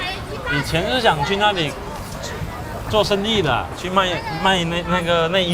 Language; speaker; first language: Chinese; native; Chinese